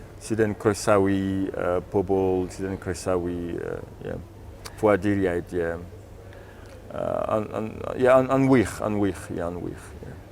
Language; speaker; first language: Welsh; non-native, learner; French